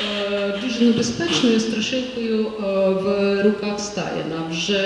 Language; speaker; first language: Ukrainian; native; Ukrainian